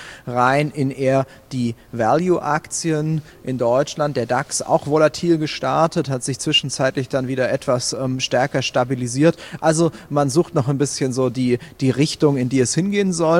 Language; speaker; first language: German; native; German